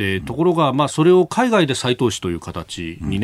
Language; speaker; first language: Japanese; native; Japanese